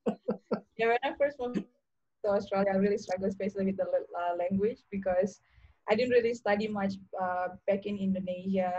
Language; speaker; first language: English; non-native, learner; Indonesian